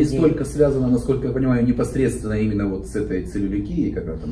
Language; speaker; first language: Russian; native; Russian